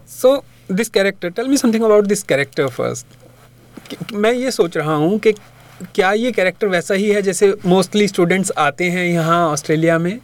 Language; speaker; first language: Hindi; native; Hindi